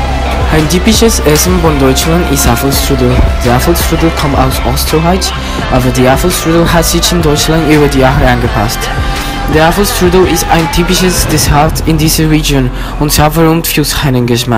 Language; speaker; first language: German; non-native, learner; Spanish